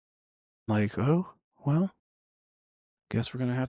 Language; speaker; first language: English; native; English